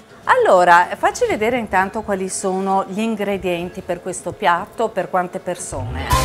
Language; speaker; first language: Italian; native; Italian